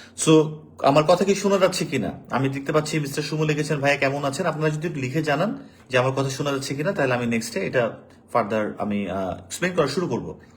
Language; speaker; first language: Bangla; native; Bangla